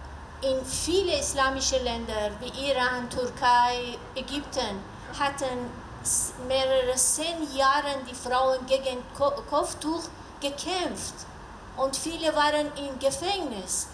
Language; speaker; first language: German; non-native, learner; Persian